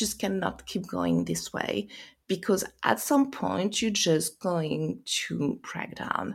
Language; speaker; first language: English; non-native, fluent; French